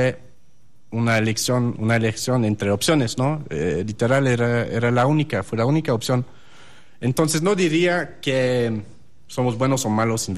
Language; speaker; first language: Spanish; non-native, fluent; French